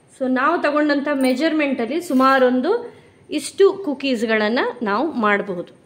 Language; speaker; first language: Kannada; non-native, local second language; Konkani